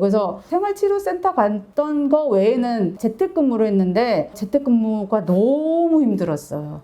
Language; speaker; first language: Korean; native; Korean